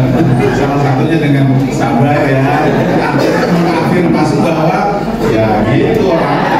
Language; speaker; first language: Indonesian; native; Indonesian